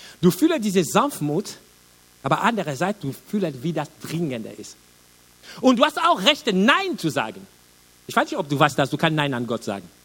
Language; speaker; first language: German; non-native, learner; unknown